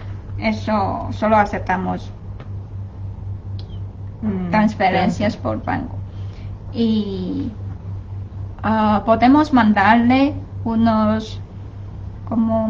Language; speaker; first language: Spanish; non-native, fluent; Chinese